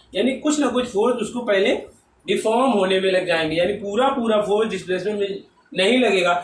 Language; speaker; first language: Hindi; native; Hindi